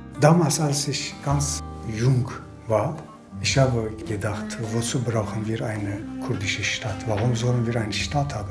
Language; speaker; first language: German; non-native, learner; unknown